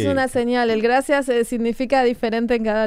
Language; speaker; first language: Spanish; native; Spanish